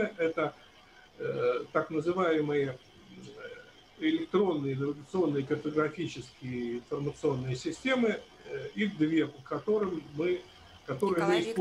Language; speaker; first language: Russian; native; Russian